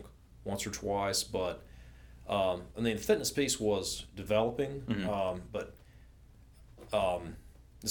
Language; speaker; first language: English; native; English